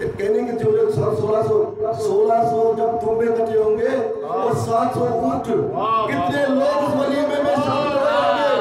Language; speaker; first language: Urdu; non-native, local second language; Sindhi